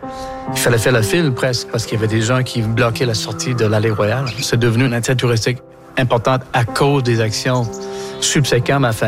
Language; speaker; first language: French; non-native, local second language; English